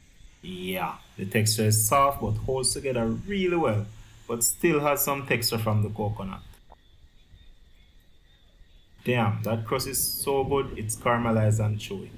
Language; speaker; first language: English; native; English